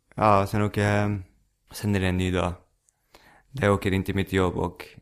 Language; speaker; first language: Swedish; native; Swedish